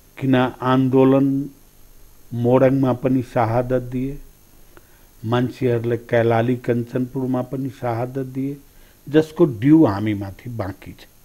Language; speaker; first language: Nepali; non-native, local second language; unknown